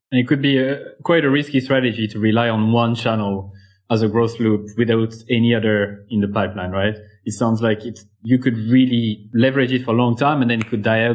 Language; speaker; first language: English; non-native, fluent; French